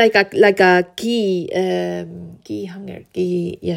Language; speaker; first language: English; non-native, learner; Spanish